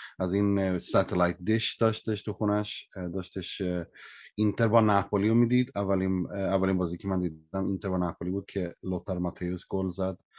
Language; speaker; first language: Persian; early bilingual, heritage; Persian